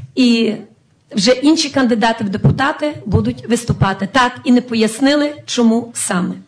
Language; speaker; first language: Ukrainian; native; Ukrainian